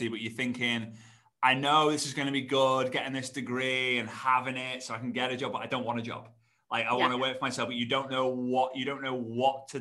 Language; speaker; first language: English; native; English